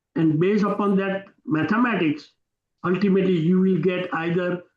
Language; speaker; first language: English; non-native, local second language; Gujarati